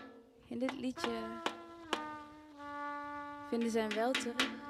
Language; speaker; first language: Dutch; early bilingual, other home language; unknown